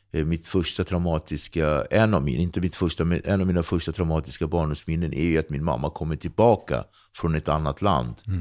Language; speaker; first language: Swedish; early bilingual, other home language; Kabuverdianu